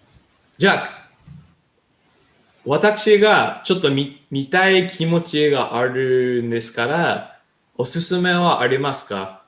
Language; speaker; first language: Japanese; non-native, learner; English